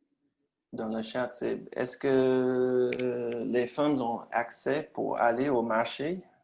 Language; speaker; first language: French; non-native, learner; English